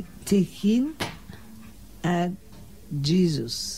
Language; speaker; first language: English; non-native, learner; French